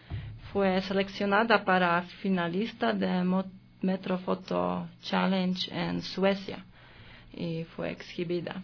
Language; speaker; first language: Spanish; non-native, learner; Polish